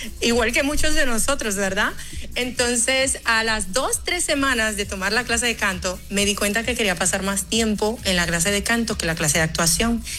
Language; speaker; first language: Spanish; early bilingual, other home language; Haitian Creole